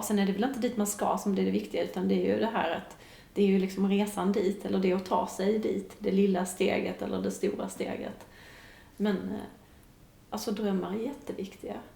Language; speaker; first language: Swedish; native; Swedish